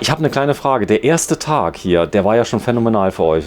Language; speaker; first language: German; native; German